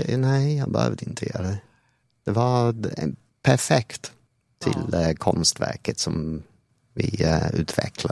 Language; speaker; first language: Swedish; non-native, fluent; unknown